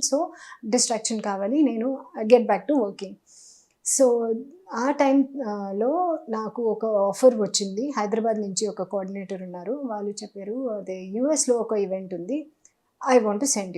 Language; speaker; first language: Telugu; non-native, learner; Hindi